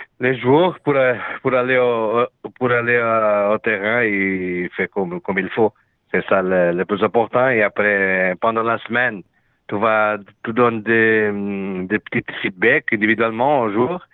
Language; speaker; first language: French; non-native, learner; Portuguese